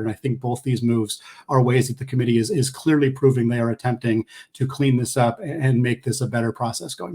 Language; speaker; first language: English; native; English